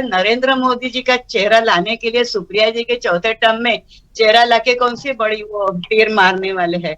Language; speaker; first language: Hindi; non-native, local second language; Marathi